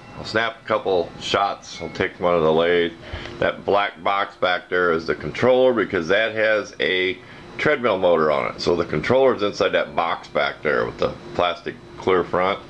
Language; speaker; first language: English; native; English